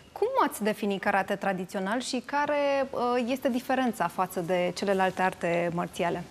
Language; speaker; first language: Romanian; native; Romanian